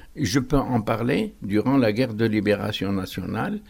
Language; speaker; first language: French; non-native, local second language; Arabic